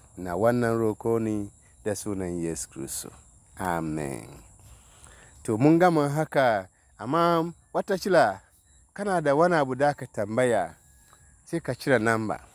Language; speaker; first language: Hausa; non-native, local second language; Dyula